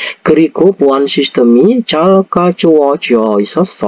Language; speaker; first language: Korean; non-native, fluent; Indonesian